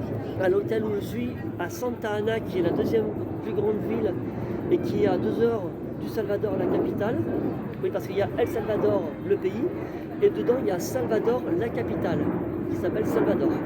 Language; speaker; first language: French; native; French